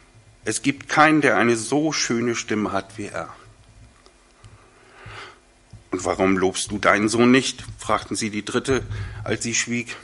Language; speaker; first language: German; native; German